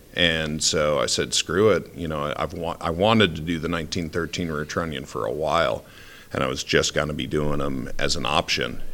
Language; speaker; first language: English; native; English